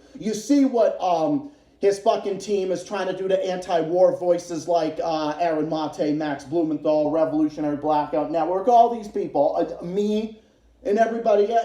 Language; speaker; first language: English; native; English